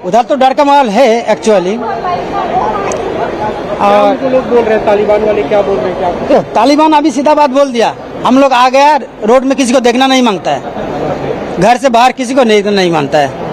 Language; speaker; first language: Hindi; non-native, learner; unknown